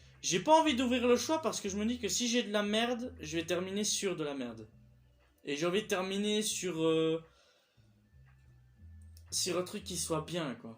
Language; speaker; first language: French; native; French